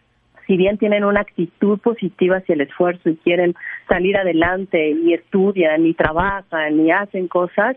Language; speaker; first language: Spanish; native; Spanish